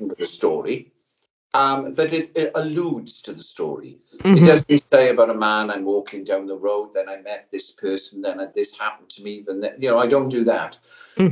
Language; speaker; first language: English; native; English